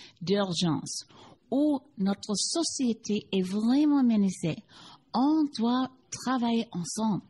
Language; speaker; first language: French; non-native, learner; English